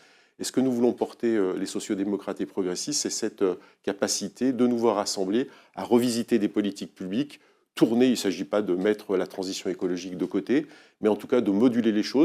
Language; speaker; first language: French; native; French